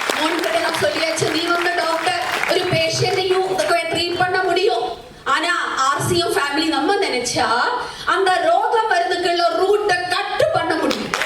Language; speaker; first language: Tamil; non-native, learner; Malayalam